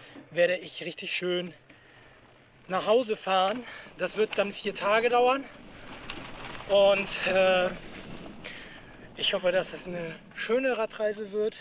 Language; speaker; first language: German; native; German